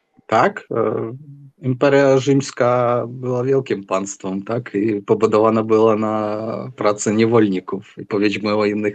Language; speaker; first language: Polish; non-native, fluent; Ukrainian